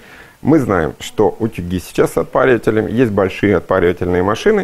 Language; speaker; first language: Russian; native; Russian